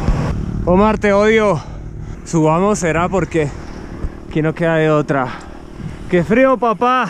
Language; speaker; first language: Spanish; native; Spanish